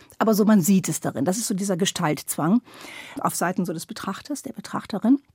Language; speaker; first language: German; native; German